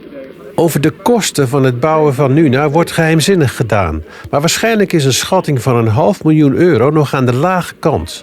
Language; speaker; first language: Dutch; native; Dutch